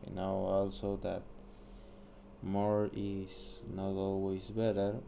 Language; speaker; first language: English; non-native, learner; Spanish